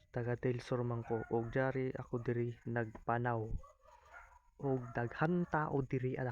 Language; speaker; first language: Cebuano; native; Cebuano